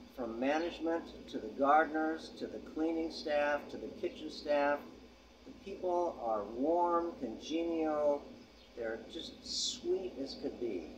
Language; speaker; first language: English; native; English